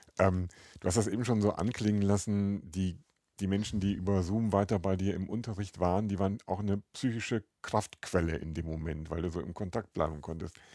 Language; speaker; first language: German; native; German